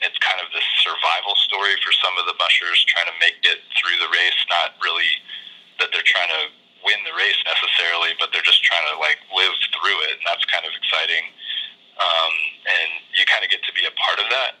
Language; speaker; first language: English; native; English